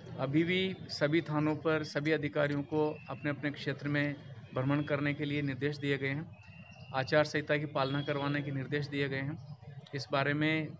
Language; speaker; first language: Hindi; native; Hindi